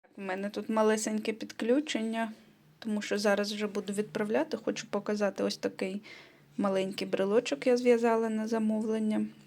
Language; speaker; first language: Ukrainian; non-native, local second language; Russian